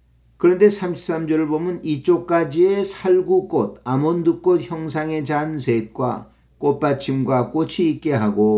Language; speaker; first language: Korean; native; Korean